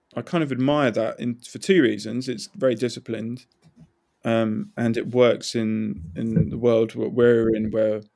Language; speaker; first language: English; native; English